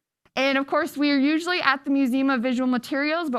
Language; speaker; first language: English; native; English